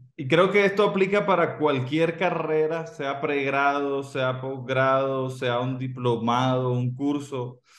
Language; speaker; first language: Spanish; native; Spanish